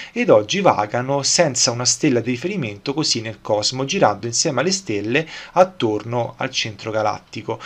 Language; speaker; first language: Italian; native; Italian